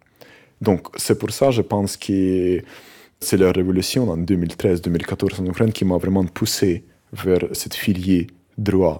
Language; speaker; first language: French; non-native, fluent; Russian